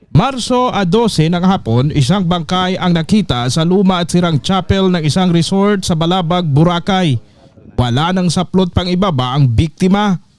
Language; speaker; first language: Filipino; native; Filipino